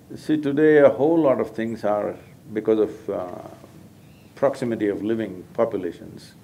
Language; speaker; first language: English; non-native, local second language; Kannada